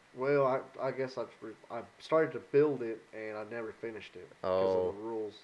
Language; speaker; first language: English; native; English